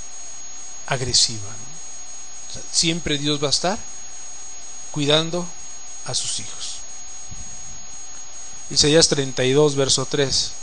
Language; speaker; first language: Spanish; native; Spanish